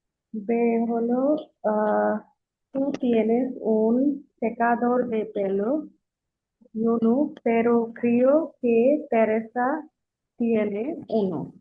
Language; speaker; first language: Spanish; non-native, learner; Bangla